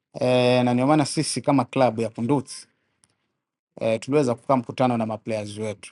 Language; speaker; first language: Swahili; native; Swahili